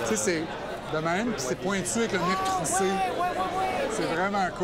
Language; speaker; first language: French; native; French